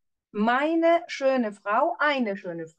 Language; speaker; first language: German; non-native, fluent; Greek